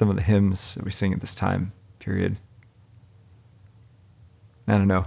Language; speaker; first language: English; native; English